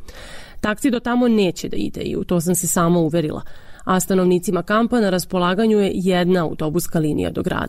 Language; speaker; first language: Serbian; native; Serbian